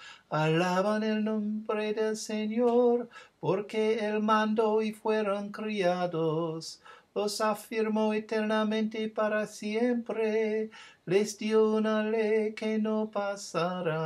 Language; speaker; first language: Spanish; non-native, fluent; English